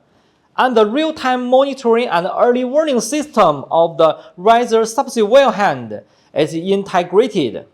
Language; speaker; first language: English; non-native, fluent; Chinese